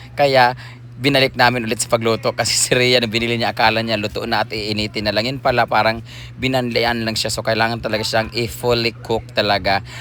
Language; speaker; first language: Filipino; non-native, local second language; Cebuano